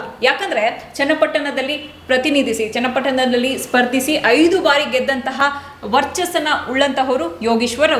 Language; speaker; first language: Kannada; native; Kannada